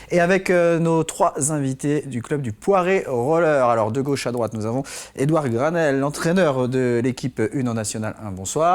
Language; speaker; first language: French; native; French